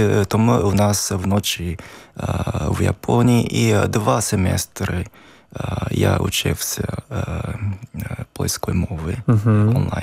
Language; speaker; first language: Ukrainian; non-native, learner; Japanese